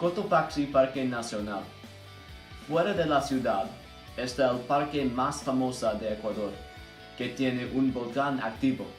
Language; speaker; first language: Spanish; non-native, learner; English